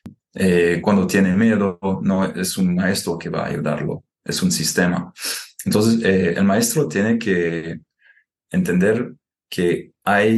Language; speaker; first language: Spanish; non-native, fluent; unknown